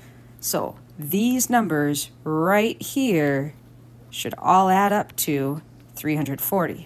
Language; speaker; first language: English; native; English